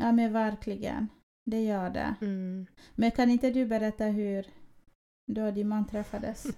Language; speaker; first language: Swedish; early bilingual, other home language; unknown